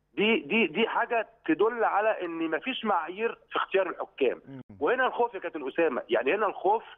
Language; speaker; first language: Egyptian Arabic; native; Egyptian Arabic